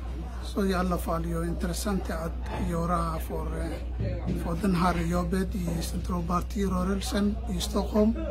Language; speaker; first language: Swedish; non-native, learner; Somali